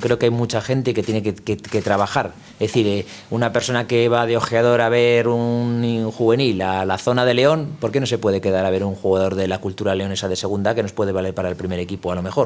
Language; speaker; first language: Spanish; native; Spanish